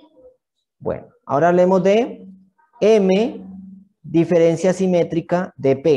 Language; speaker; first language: Spanish; native; Spanish